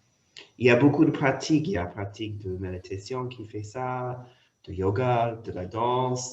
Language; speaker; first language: French; non-native, fluent; English